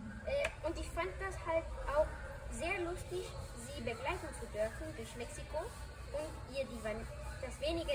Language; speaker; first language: German; early bilingual, heritage; German